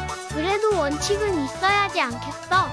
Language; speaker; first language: Korean; native; Korean